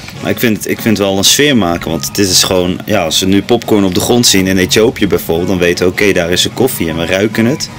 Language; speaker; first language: Dutch; native; Dutch